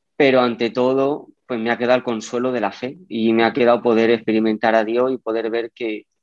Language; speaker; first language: Spanish; native; Spanish